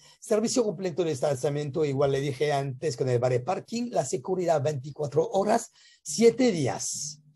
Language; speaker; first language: Spanish; non-native, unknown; French